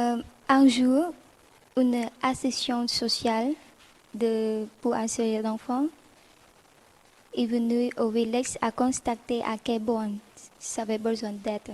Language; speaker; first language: French; non-native, learner; Khmer